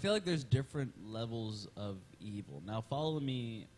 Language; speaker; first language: English; native; English